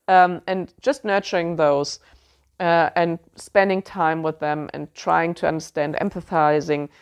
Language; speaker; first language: English; non-native, fluent; German